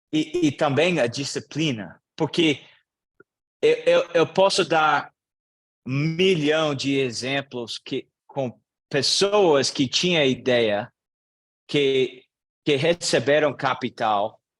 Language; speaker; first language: Portuguese; non-native, learner; English